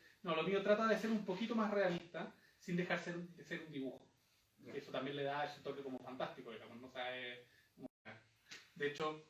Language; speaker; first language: Spanish; native; Spanish